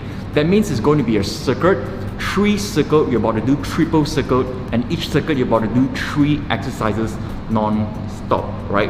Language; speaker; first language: English; non-native, local second language; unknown